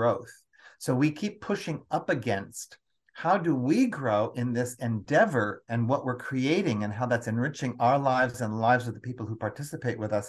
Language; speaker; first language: English; native; English